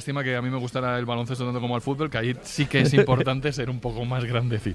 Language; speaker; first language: Spanish; native; Spanish